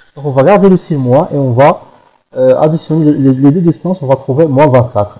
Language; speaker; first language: French; non-native, local second language; Arabic